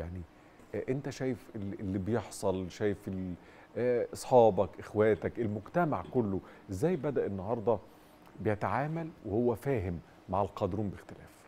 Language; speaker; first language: Arabic; native; Arabic